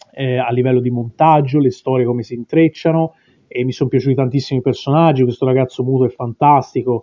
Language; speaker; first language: Italian; native; Italian